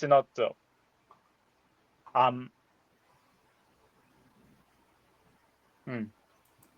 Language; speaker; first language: English; non-native, learner; Japanese